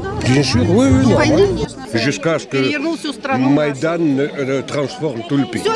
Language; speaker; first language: French; non-native, fluent; Russian